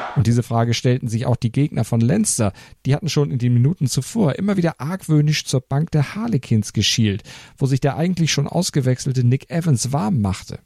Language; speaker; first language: German; native; German